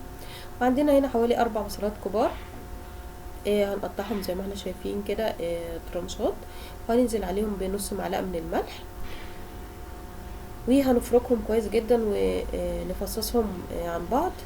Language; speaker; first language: Arabic; native; Arabic